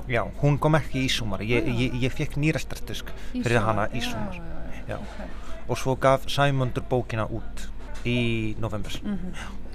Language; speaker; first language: Icelandic; non-native, fluent; Polish